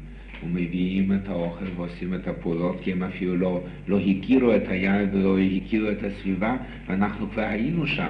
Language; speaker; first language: Hebrew; non-native, fluent; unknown